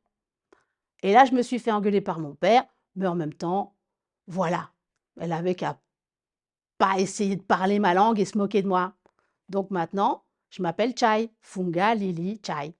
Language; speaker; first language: French; early bilingual, other home language; Rundi